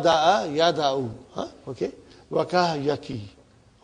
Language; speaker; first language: Arabic; non-native, fluent; Urdu